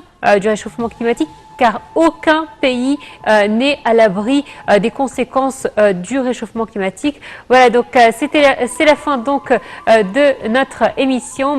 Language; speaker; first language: French; non-native, fluent; Arabic